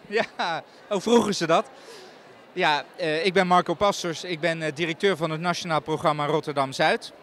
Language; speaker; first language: Dutch; native; Dutch